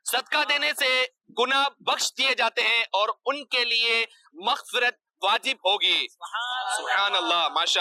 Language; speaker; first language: Urdu; native; Urdu